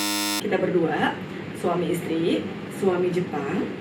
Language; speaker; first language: Indonesian; native; Indonesian